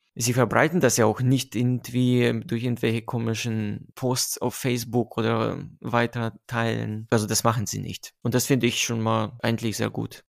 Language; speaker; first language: German; non-native, fluent; Russian